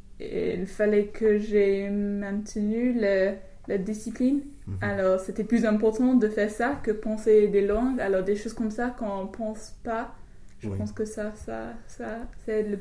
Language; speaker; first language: French; non-native, fluent; English